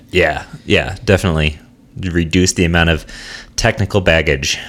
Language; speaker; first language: English; native; English